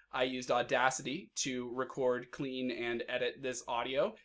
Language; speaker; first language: English; native; English